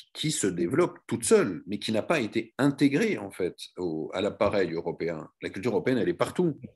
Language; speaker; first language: French; native; French